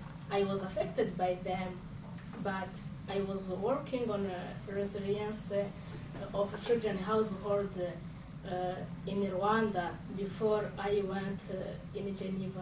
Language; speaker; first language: English; non-native, local second language; Kinyarwanda